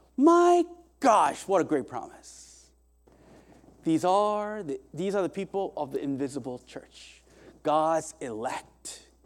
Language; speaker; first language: English; early bilingual, other home language; Korean